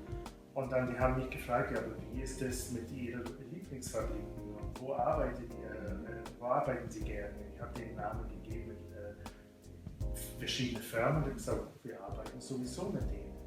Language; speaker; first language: German; non-native, fluent; English